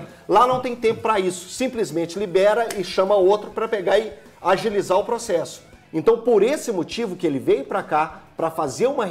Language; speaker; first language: Portuguese; native; Portuguese